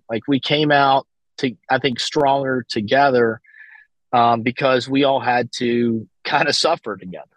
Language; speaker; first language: English; native; English